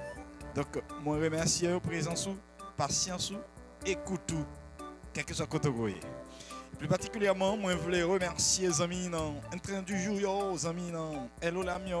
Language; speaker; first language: French; non-native, local second language; Haitian Creole